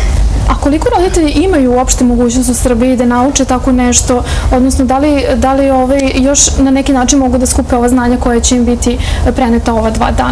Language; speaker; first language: Serbian; native; Serbian